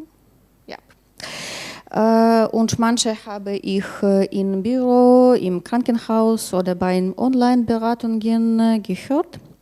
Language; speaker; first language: German; non-native, learner; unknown